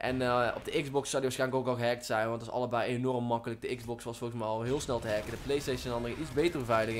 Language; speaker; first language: Dutch; native; Dutch